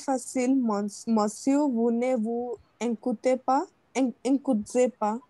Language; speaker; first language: French; non-native, learner; Hindi